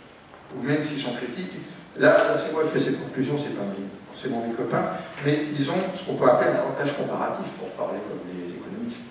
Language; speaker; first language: French; native; French